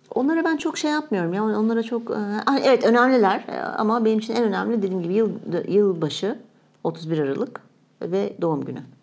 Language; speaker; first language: Turkish; native; Turkish